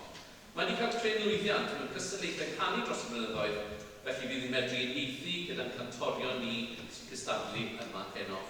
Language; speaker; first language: Welsh; native; Welsh